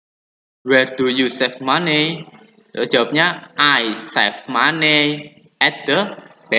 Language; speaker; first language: English; non-native, learner; Indonesian